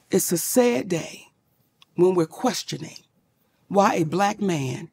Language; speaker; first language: English; native; English